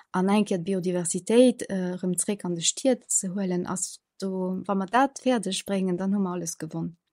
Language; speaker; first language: Luxembourgish; early bilingual, other home language; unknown